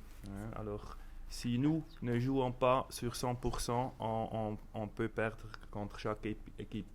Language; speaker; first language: French; non-native, local second language; German